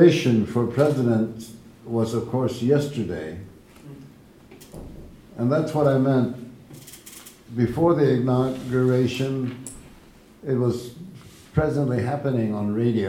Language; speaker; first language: English; early bilingual, other home language; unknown